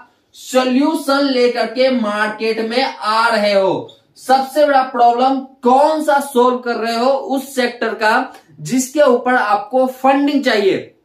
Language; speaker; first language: Hindi; native; Hindi